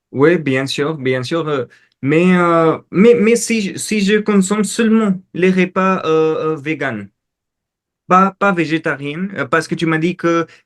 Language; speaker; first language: French; non-native, fluent; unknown